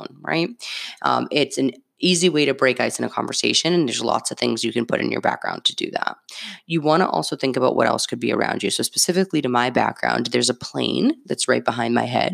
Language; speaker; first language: English; native; English